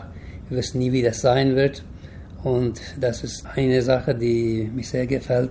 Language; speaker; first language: German; early bilingual, heritage; German